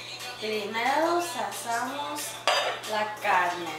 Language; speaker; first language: Spanish; non-native, learner; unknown